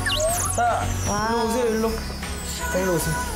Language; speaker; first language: Korean; native; Korean